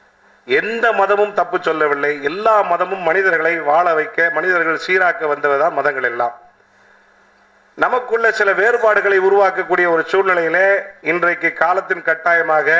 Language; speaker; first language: Tamil; native; Tamil